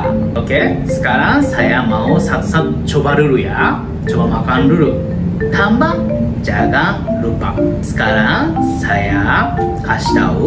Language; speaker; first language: Indonesian; non-native, learner; Japanese